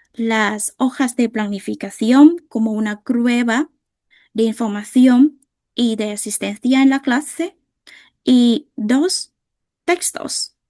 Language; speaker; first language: Spanish; non-native, fluent; Vietnamese